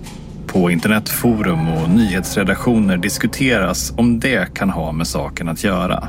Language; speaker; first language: Swedish; native; Swedish